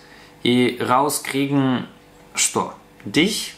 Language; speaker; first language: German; non-native, fluent; Russian